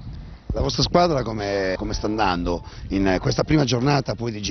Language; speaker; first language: Italian; native; Italian